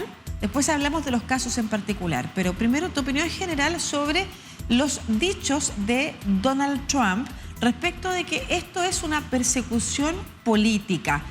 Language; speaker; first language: Spanish; native; Spanish